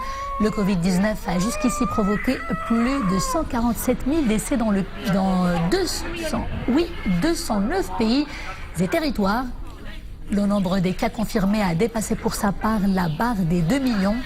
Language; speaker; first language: French; non-native, local second language; Arabic